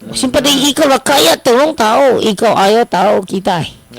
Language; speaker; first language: Filipino; non-native, learner; Chinese